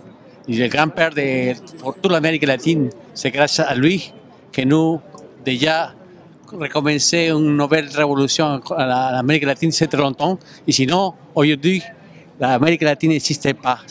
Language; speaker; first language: French; non-native, learner; Spanish